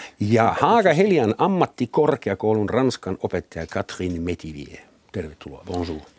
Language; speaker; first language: Finnish; non-native, fluent; German